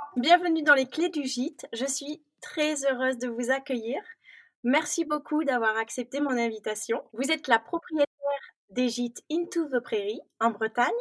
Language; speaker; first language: French; native; French